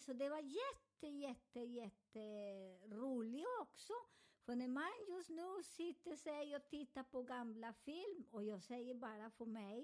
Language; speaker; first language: Swedish; non-native, learner; Spanish